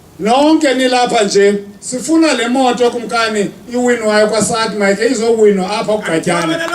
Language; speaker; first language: Xhosa; native; Xhosa